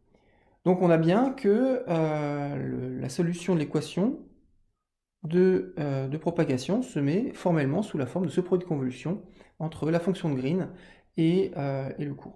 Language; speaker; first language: French; native; French